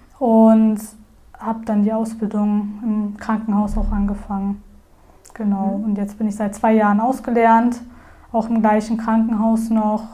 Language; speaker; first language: German; early bilingual, other home language; Turkish